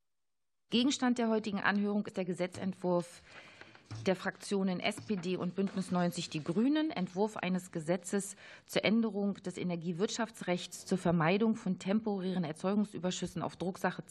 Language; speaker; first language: German; native; German